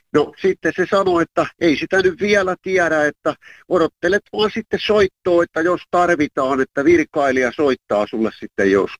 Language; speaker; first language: Finnish; native; Finnish